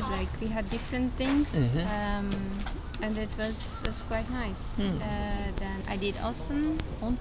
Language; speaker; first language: English; non-native, fluent; Portuguese